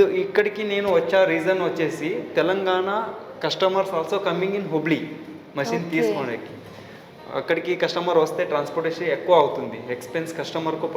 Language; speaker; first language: Telugu; non-native, local second language; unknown